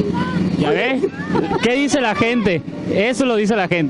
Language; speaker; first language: Spanish; native; Spanish